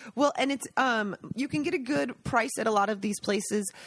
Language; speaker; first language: English; native; English